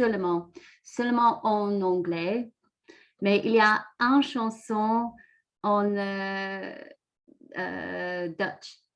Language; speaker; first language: French; non-native, learner; English